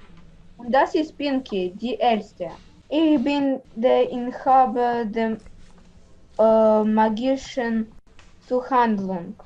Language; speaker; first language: German; non-native, learner; Russian